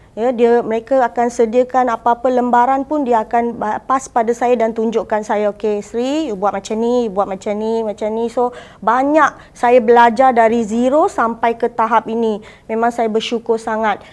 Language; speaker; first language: Malay; non-native, local second language; Tamil